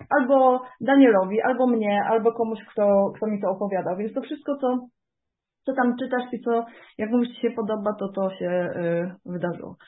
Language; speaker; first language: Polish; native; Polish